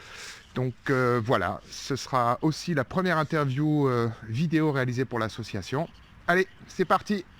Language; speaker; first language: French; native; French